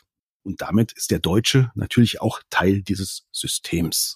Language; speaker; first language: German; native; German